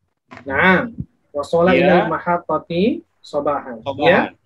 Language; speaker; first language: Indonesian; native; Indonesian